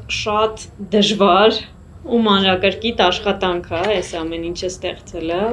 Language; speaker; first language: Armenian; native; Armenian